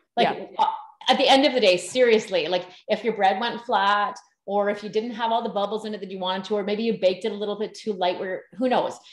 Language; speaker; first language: English; native; English